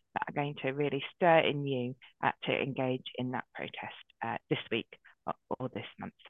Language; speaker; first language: English; native; English